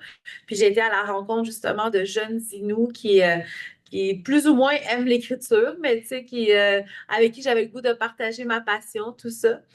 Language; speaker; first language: French; native; French